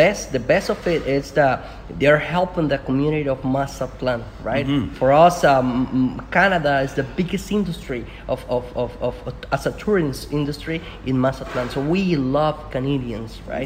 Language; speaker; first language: English; non-native, fluent; Spanish